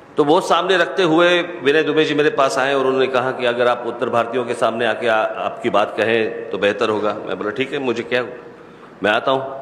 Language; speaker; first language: Hindi; non-native, local second language; Marathi